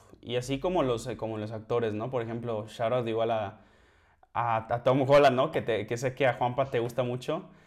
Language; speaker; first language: Spanish; native; Spanish